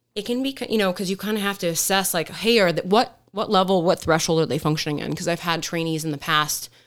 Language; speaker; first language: English; native; English